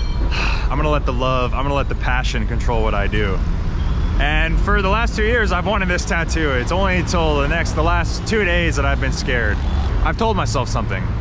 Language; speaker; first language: English; native; English